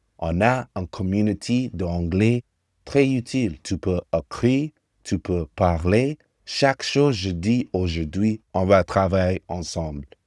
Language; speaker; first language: French; non-native, fluent; English